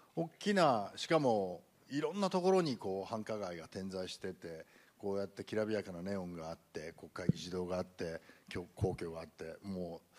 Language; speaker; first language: Japanese; native; Japanese